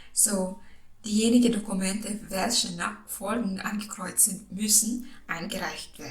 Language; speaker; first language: German; non-native, local second language; Filipino